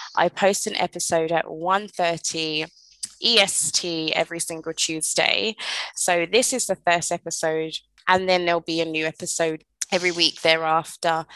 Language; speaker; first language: English; native; English